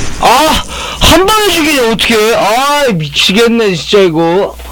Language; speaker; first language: Korean; native; Korean